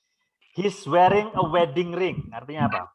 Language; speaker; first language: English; non-native, fluent; Indonesian